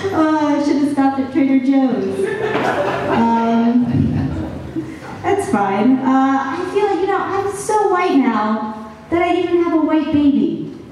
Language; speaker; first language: English; native; English